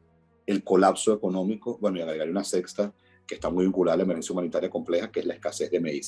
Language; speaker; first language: Spanish; native; Spanish